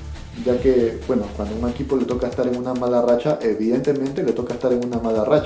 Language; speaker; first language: Spanish; native; Spanish